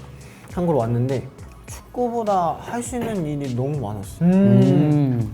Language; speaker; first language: Korean; native; Korean